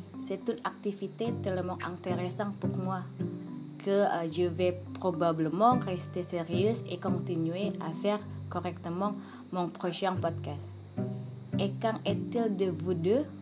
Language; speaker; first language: French; non-native, learner; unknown